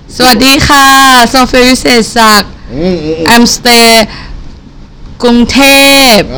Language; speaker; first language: English; non-native, learner; Thai